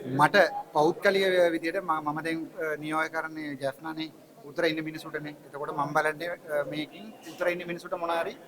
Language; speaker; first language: Sinhala; non-native, local second language; Tamil